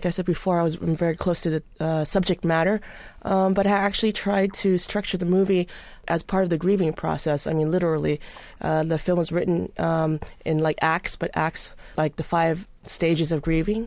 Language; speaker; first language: English; native; English